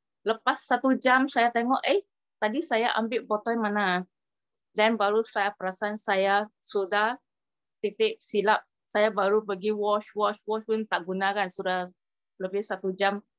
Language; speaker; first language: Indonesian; non-native, local second language; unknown